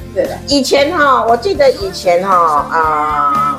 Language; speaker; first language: Chinese; native; Chinese